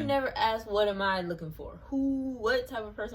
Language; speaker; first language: English; native; English